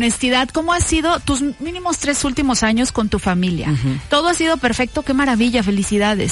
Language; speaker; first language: Spanish; native; Spanish